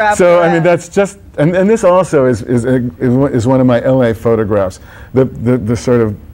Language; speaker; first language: English; native; English